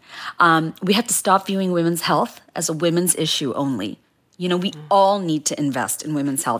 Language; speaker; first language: English; non-native, local second language; Bangla